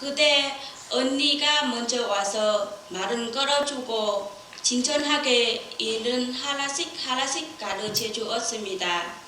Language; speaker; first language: Korean; non-native, learner; Vietnamese